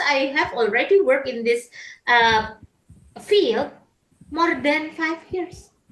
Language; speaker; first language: English; non-native, fluent; Indonesian